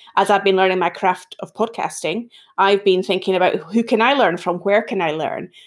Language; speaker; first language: English; native; English